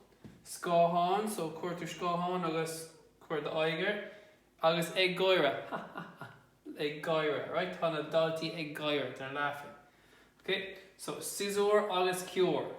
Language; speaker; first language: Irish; non-native, local second language; English